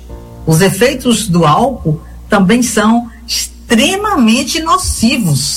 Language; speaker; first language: Portuguese; native; Portuguese